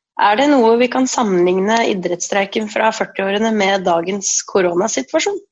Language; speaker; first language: Norwegian; native; Norwegian